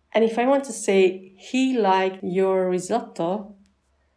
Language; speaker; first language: Italian; non-native, fluent; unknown